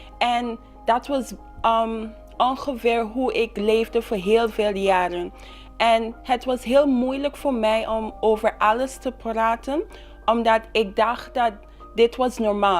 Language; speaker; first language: Dutch; non-native, local second language; Papiamento